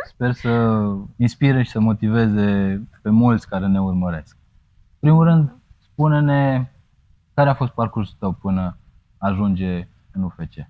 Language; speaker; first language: Romanian; native; Romanian